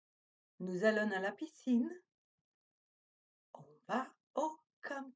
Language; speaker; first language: French; non-native, fluent; Macedonian